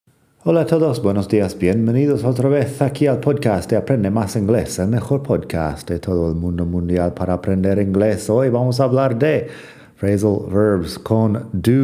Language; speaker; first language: Spanish; non-native, fluent; English